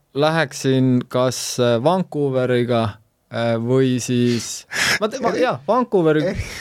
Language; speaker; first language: Estonian; native; Estonian